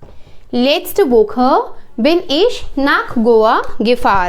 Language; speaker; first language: German; non-native, fluent; Hindi